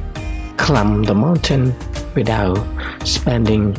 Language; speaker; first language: English; non-native, learner; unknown